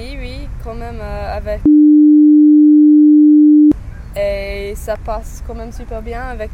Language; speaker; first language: French; non-native, fluent; English